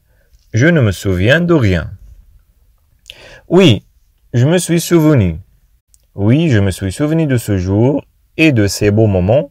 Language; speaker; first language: French; non-native, fluent; Arabic